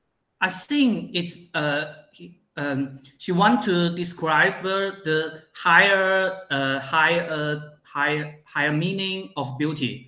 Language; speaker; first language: English; non-native, learner; Chinese